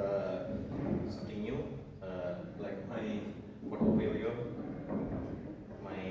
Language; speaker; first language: English; non-native, learner; Indonesian